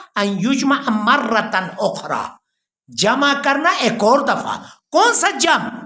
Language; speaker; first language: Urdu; non-native, local second language; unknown